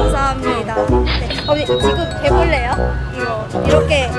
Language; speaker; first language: Korean; non-native, learner; Vietnamese